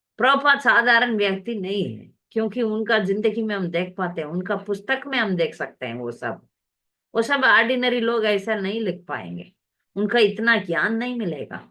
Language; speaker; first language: Hindi; non-native, local second language; Tamil